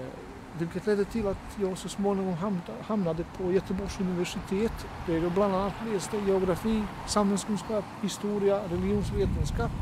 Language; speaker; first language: Swedish; non-native, fluent; Bosnian